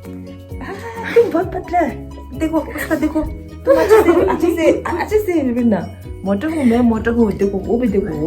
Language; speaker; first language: Hindi; non-native, local second language; Tibetan